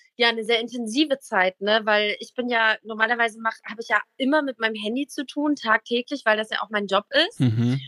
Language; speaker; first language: German; native; German